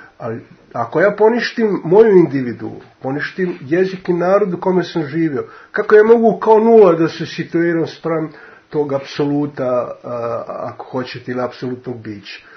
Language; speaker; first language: Serbian; native; Serbian